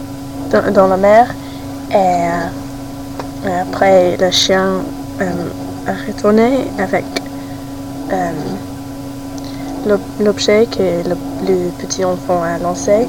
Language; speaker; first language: French; non-native, learner; English